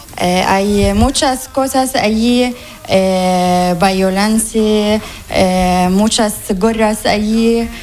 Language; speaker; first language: Spanish; non-native, learner; Arabic